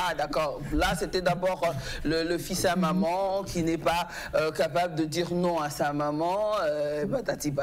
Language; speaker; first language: French; native; French